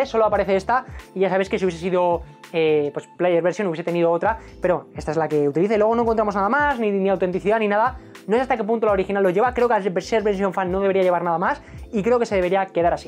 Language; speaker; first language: Spanish; native; Spanish